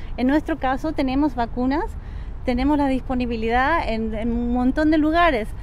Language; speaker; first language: Spanish; native; Spanish